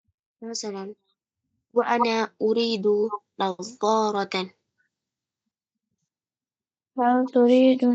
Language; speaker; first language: Arabic; non-native, learner; Indonesian